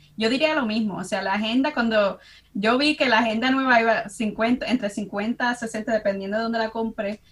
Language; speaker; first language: Spanish; early bilingual, heritage; Spanish